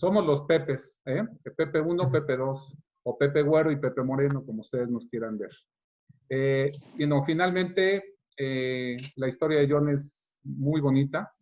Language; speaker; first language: Spanish; native; Spanish